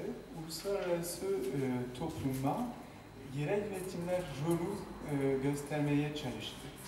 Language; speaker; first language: Turkish; non-native, fluent; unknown